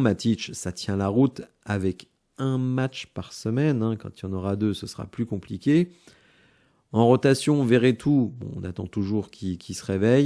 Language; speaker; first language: French; native; French